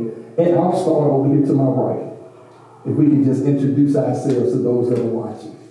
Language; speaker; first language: English; native; English